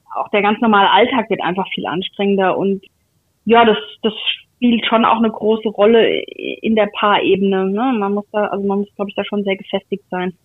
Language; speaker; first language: German; native; German